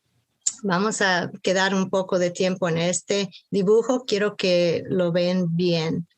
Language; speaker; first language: Spanish; early bilingual, heritage; Spanish